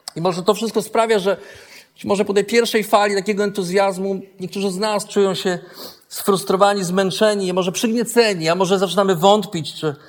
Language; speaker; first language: Polish; native; Polish